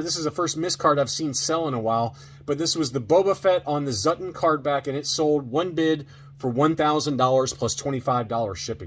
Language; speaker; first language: English; native; English